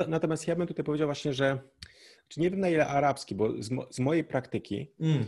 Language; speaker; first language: Polish; native; Polish